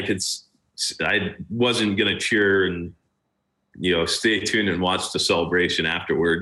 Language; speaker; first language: English; native; English